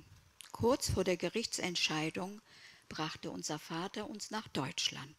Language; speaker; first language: German; early bilingual, other home language; Kurdish